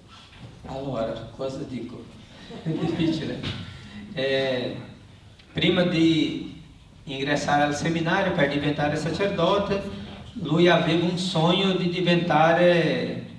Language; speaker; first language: Italian; non-native, learner; Portuguese